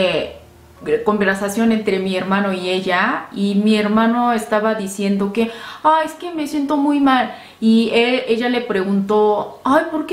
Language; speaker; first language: Spanish; non-native, fluent; Korean